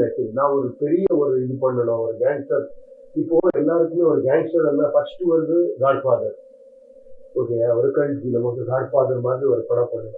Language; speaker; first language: Tamil; non-native, learner; Kannada